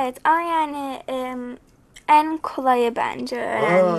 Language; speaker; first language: Turkish; non-native, learner; English